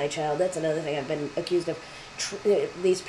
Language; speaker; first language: English; native; English